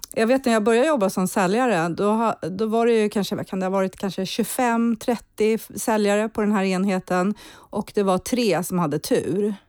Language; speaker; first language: Swedish; early bilingual, heritage; Swedish